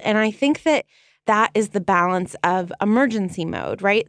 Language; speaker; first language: English; native; English